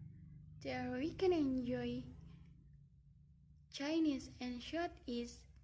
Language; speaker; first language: English; non-native, learner; Indonesian